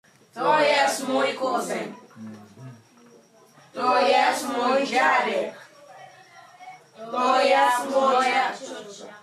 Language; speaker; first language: Polish; non-native, learner; French